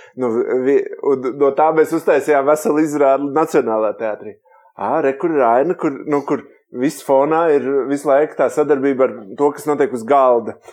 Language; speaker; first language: Latvian; native; Latvian